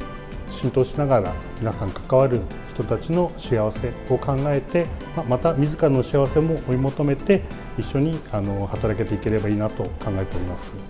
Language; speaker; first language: Japanese; native; Japanese